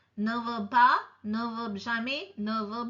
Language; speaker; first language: French; non-native, fluent; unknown